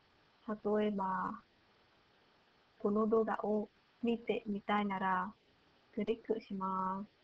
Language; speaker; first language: Japanese; non-native, learner; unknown